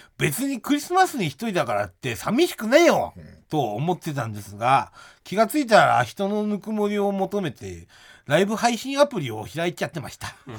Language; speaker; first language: Japanese; native; Japanese